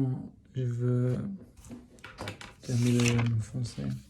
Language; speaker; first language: French; non-native, learner; English